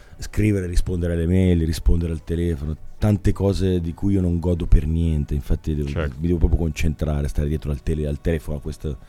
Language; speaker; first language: Italian; native; Italian